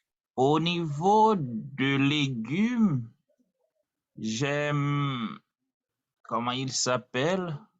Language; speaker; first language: French; non-native, learner; Haitian Creole